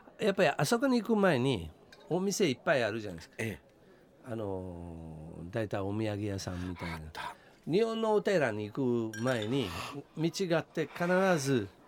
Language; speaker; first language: Japanese; non-native, fluent; Italian